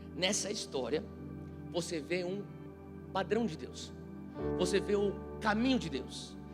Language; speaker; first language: Portuguese; native; Portuguese